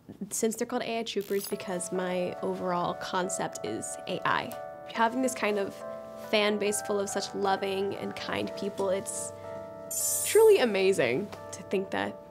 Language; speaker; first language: English; native; English